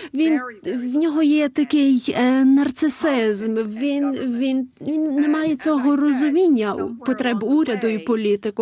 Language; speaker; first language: Ukrainian; non-native, fluent; English